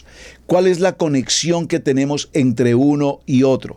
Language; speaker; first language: Spanish; native; Spanish